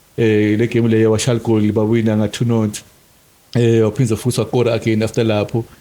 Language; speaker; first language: Zulu; non-native, local second language; Swati